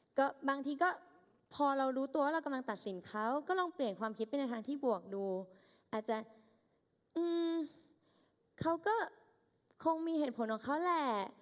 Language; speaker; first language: Thai; native; Thai